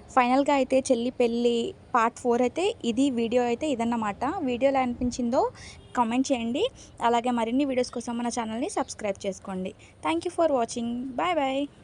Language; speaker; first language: Telugu; non-native, local second language; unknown